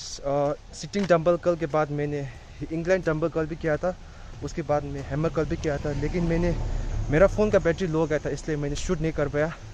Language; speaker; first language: Hindi; non-native, local second language; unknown